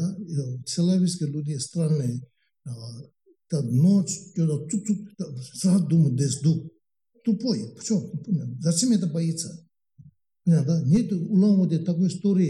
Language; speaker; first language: Russian; non-native, learner; Tibetan